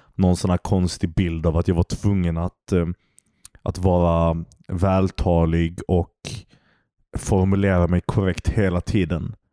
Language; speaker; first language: Swedish; early bilingual, other home language; Turkish